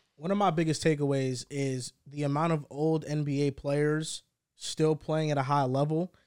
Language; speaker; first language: English; early bilingual, heritage; Spanish